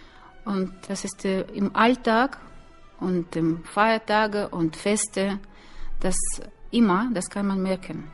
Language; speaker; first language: German; non-native, learner; Russian